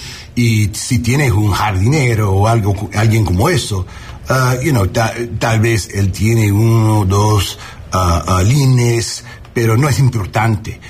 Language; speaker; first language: Spanish; early bilingual, heritage; English